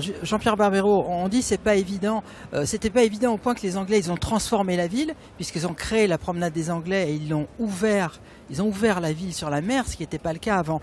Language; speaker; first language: French; native; French